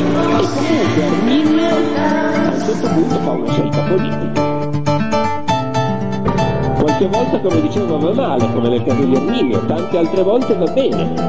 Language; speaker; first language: Italian; native; Italian